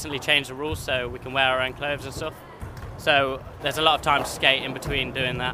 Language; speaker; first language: English; native; English